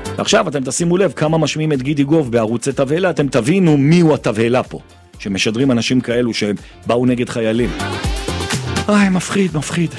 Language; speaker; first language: Hebrew; native; Hebrew